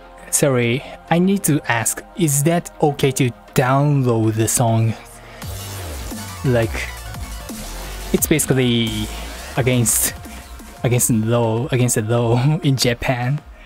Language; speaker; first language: English; non-native, learner; Japanese